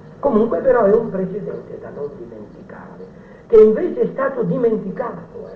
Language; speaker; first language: Italian; native; Italian